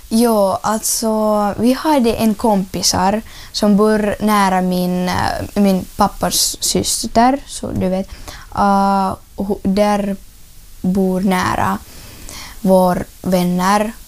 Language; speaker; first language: Swedish; non-native, learner; Ukrainian